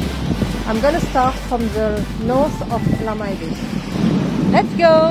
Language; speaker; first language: English; non-native, fluent; French